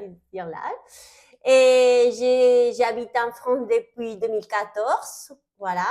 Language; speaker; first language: French; native; French